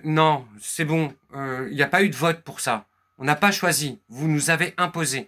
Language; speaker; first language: French; native; French